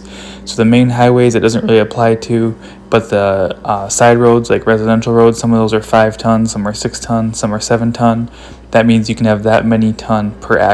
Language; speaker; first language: English; native; English